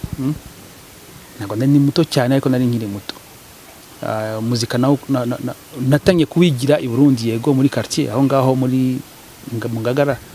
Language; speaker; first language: Kinyarwanda; early bilingual, heritage; Kinyarwanda